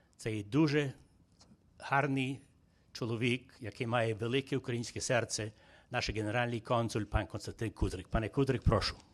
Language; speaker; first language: Ukrainian; early bilingual, heritage; Ukrainian